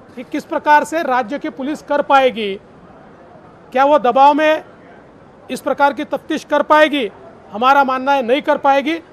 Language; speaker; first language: Hindi; non-native, local second language; Marathi